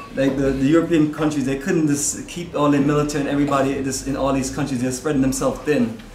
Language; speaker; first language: English; native; English